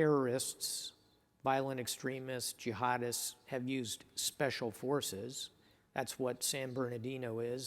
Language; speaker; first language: English; native; English